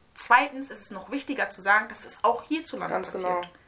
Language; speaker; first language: German; native; German